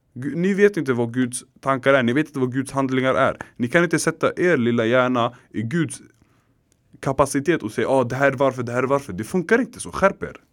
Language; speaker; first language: Swedish; early bilingual, other home language; Arabic